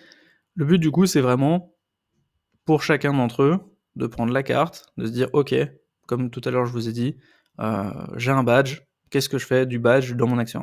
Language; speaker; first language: French; native; French